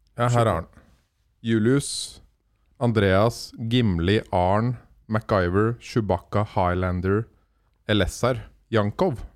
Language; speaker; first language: Norwegian; native; Norwegian